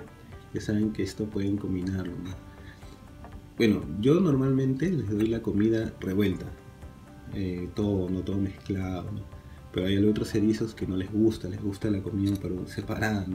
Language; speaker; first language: Spanish; native; Spanish